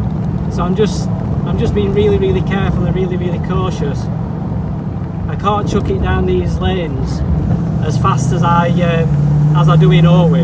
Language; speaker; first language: English; native; English